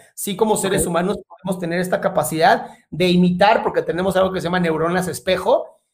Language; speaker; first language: Spanish; native; Spanish